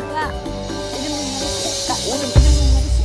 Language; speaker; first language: Indonesian; native; Indonesian